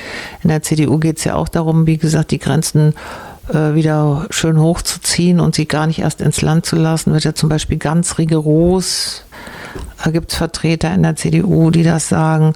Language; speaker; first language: German; native; German